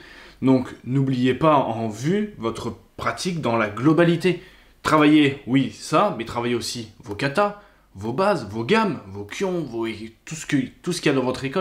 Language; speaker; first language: French; native; French